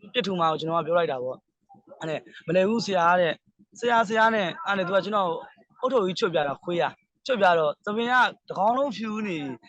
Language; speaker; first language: Burmese; native; Burmese